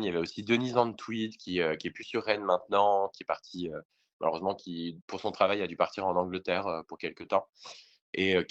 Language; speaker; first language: French; native; French